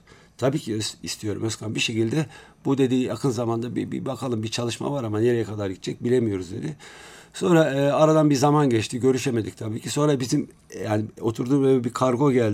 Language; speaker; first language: Turkish; native; Turkish